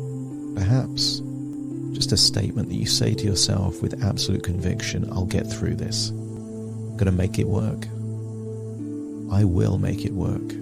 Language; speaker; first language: English; native; English